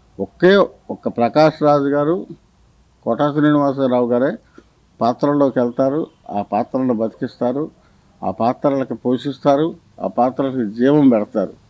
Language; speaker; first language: Telugu; native; Telugu